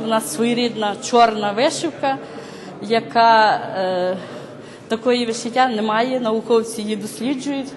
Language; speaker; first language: Ukrainian; native; Ukrainian